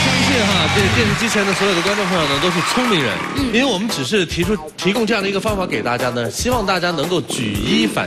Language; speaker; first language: Chinese; native; Chinese